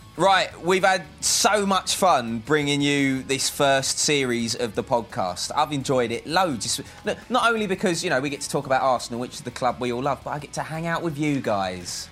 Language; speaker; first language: English; early bilingual, other home language; French